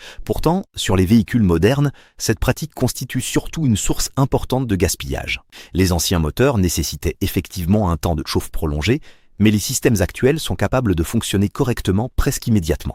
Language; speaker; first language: French; native; French